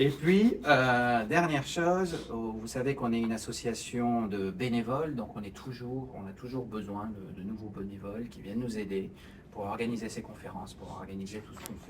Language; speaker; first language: French; native; French